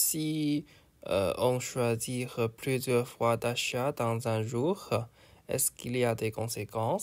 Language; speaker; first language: French; non-native, learner; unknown